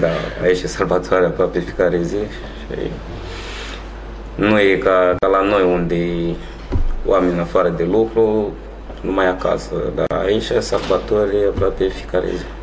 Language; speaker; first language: Romanian; non-native, fluent; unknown